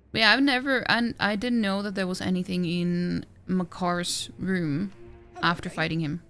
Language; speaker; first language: English; non-native, fluent; Norwegian